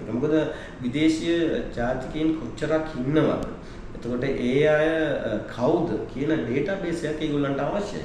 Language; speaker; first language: Sinhala; non-native, local second language; Tamil